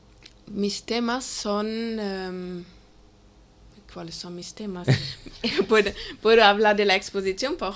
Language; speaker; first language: Spanish; non-native, fluent; German